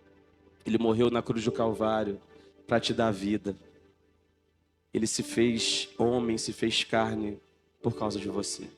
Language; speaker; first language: Portuguese; native; Portuguese